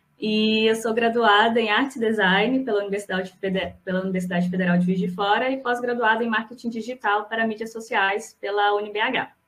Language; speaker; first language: Portuguese; native; Portuguese